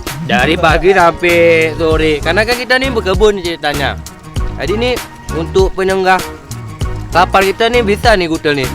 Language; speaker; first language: Indonesian; native; Indonesian